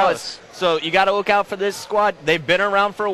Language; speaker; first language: English; native; English